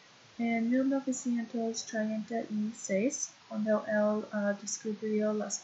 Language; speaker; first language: Spanish; non-native, learner; English